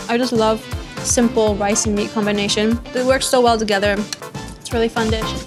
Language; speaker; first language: English; non-native, local second language; Cantonese